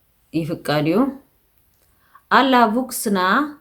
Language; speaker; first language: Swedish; non-native, fluent; Tigrinya